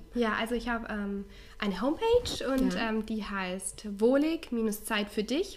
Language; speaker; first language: German; native; German